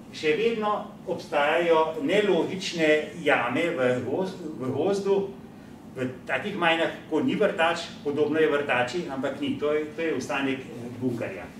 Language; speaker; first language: Slovenian; native; Slovenian